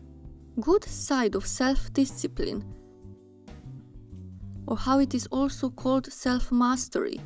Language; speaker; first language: English; non-native, fluent; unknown